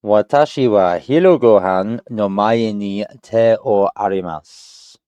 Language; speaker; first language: Japanese; non-native, learner; English